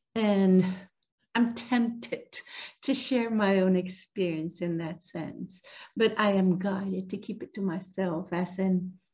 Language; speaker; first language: English; non-native, fluent; Spanish